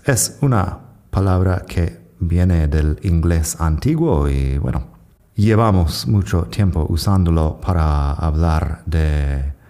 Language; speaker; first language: Spanish; non-native, fluent; English